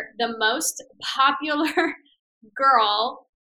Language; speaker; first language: English; non-native, fluent; Persian